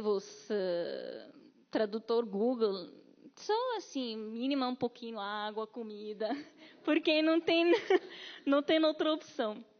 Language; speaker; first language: Portuguese; non-native, learner; Arabic